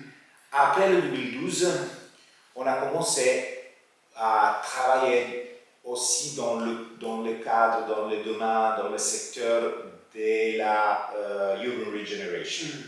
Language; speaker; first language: French; non-native, fluent; Italian